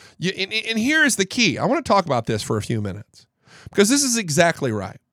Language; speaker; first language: English; native; English